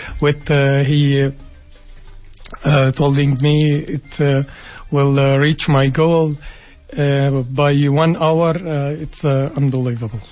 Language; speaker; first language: English; non-native, learner; Arabic